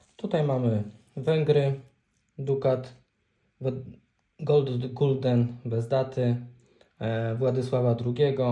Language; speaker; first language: Polish; native; Polish